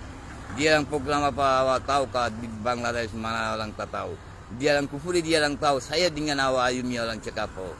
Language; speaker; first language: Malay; non-native, learner; Bangla